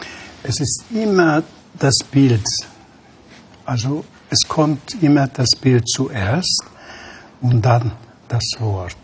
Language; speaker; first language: German; non-native, fluent; Hungarian